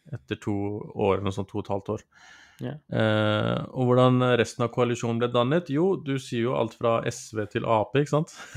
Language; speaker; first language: Norwegian; early bilingual, other home language; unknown